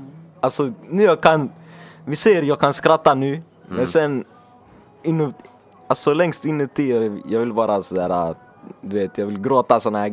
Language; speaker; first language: Swedish; early bilingual, other home language; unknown